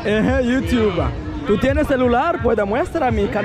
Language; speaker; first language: Portuguese; non-native, learner; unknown